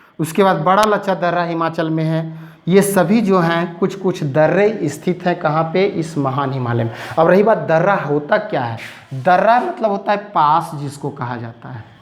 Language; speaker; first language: Hindi; native; Hindi